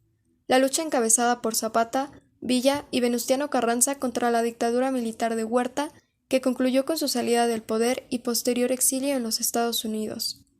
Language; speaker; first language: Spanish; native; Spanish